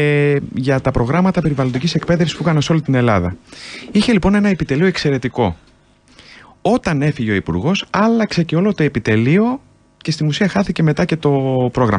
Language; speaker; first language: Greek; native; Greek